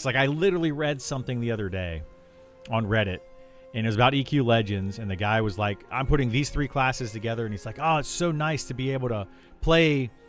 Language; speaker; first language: English; native; English